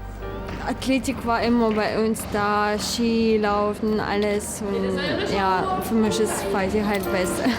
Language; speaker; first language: German; non-native, fluent; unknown